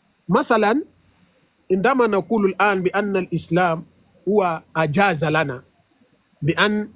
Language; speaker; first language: Arabic; non-native, fluent; Yoruba